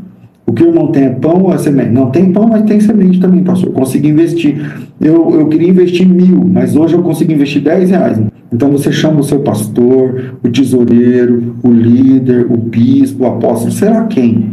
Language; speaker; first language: Portuguese; native; Portuguese